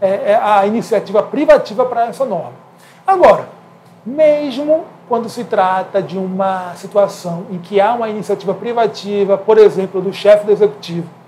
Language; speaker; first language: Portuguese; native; Portuguese